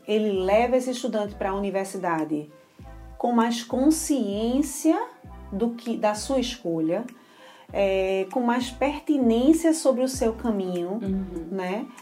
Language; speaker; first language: Portuguese; native; Portuguese